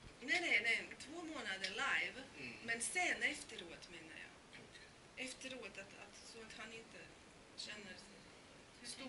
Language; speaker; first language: Swedish; non-native, fluent; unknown